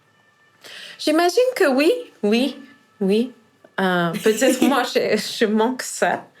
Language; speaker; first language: French; non-native, fluent; Persian